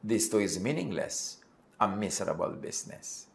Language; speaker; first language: English; non-native, local second language; Filipino